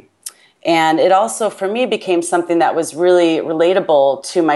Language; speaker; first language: English; native; English